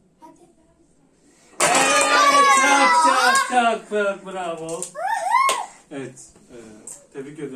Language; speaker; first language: Turkish; native; Turkish